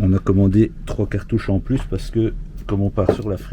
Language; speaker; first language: French; native; French